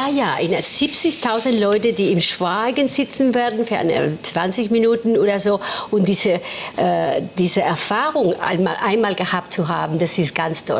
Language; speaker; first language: German; non-native, fluent; Spanish